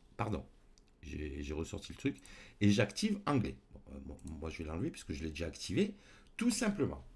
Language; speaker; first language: French; native; French